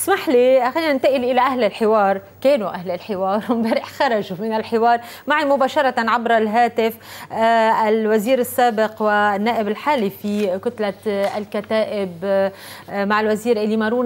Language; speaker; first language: Arabic; native; Arabic